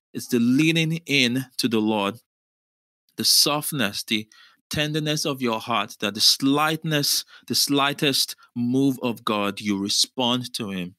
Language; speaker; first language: English; non-native, local second language; Yoruba